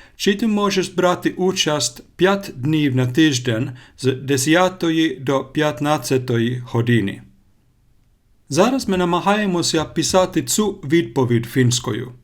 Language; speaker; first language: Ukrainian; non-native, learner; Finnish